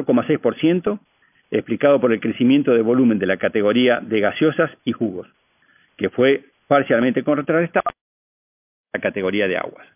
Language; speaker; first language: Spanish; native; Spanish